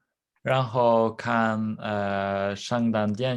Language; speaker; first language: Chinese; non-native, learner; Norwegian